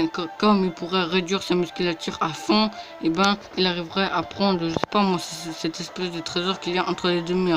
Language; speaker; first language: French; native; French